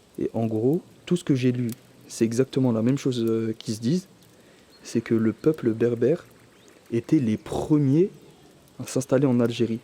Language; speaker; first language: French; early bilingual, other home language; Kabyle